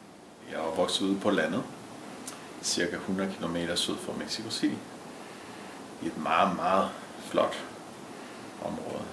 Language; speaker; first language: Danish; early bilingual, other home language; Spanish